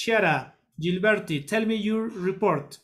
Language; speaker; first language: English; non-native, learner; Spanish